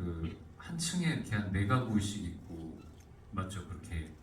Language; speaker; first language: Korean; native; Korean